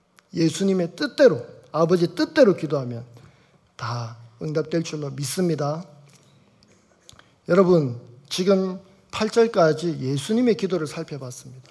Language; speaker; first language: Korean; native; Korean